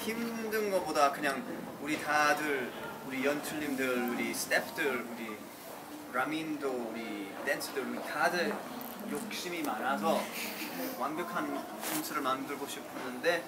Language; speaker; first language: Korean; early bilingual, heritage; English